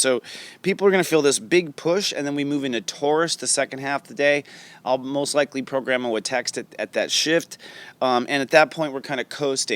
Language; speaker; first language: English; native; English